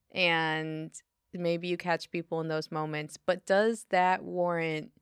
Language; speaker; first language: English; native; English